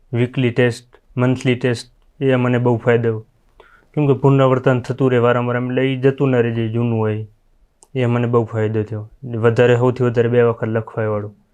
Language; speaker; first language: Gujarati; non-native, local second language; Kachhi